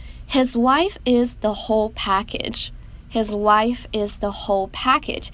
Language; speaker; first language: English; non-native, fluent; Chinese